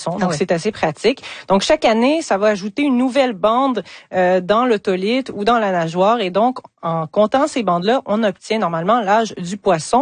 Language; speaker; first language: French; native; French